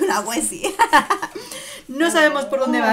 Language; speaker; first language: Spanish; native; Spanish